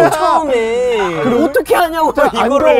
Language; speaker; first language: Korean; native; Korean